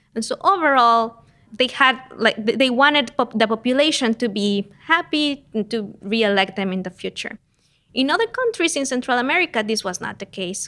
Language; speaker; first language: English; non-native, fluent; Spanish